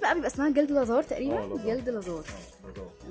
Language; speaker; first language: Arabic; native; Arabic